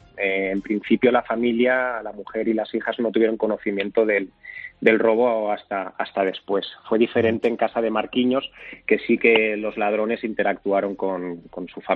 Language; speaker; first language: Spanish; native; Spanish